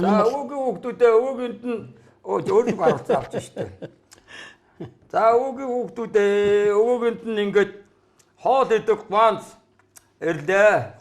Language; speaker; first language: Mongolian; native; Mongolian